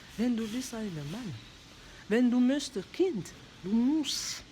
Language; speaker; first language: German; non-native, learner; French